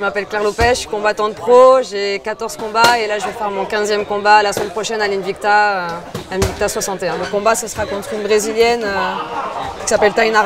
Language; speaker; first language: French; native; French